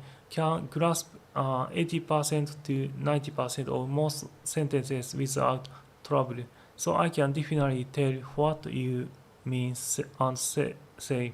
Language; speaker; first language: English; non-native, learner; Japanese